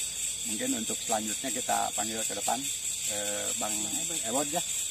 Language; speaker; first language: Indonesian; native; Indonesian